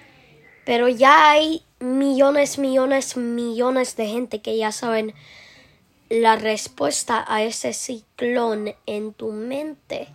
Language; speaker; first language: Spanish; early bilingual, heritage; Spanish